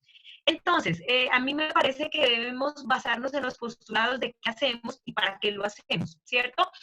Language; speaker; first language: Spanish; native; Spanish